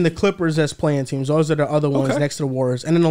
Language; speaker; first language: English; native; English